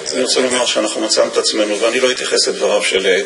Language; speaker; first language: Hebrew; native; Hebrew